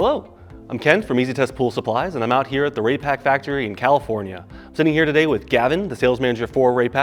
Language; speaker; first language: English; native; English